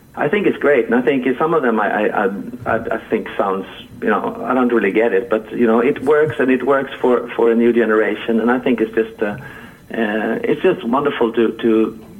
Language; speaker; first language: English; non-native, fluent; Swedish